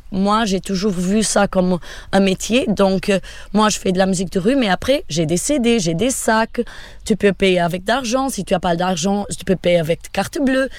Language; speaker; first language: French; non-native, fluent; Portuguese